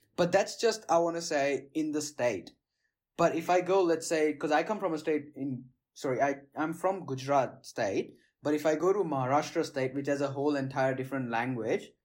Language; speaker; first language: English; non-native, local second language; Gujarati